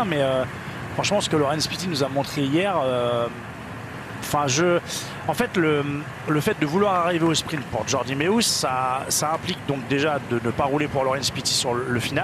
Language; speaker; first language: French; native; French